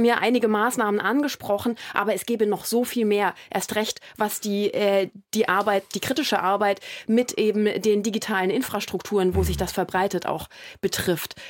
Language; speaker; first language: German; native; German